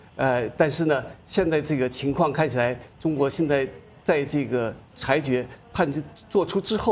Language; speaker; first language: Chinese; native; Chinese